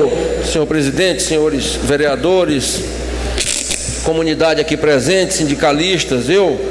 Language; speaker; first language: Portuguese; native; Portuguese